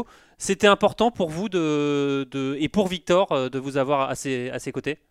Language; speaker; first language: French; native; French